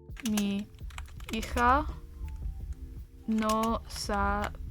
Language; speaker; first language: Spanish; non-native, learner; English